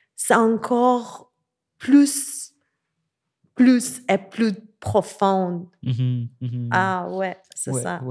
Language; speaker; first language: French; non-native, learner; Persian